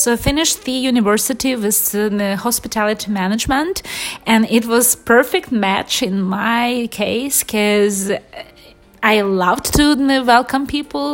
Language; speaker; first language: English; non-native, fluent; Ukrainian